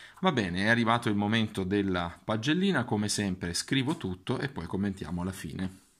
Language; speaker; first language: Italian; native; Italian